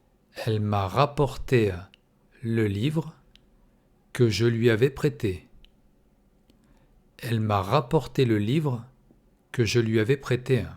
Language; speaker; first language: French; non-native, fluent; Russian